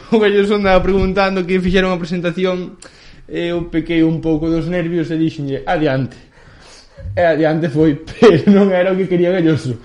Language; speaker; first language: Galician; early bilingual, other home language; Spanish